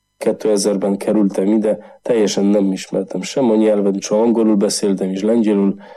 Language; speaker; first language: Hungarian; non-native, learner; Polish